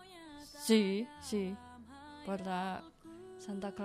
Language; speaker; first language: Catalan; non-native, learner; Indonesian